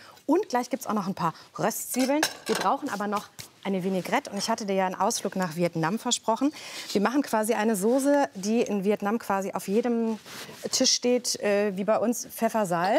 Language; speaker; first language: German; native; German